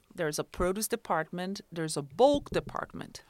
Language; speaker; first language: English; non-native, fluent; Portuguese